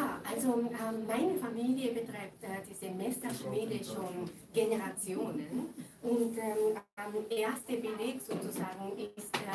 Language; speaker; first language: German; non-native, fluent; Japanese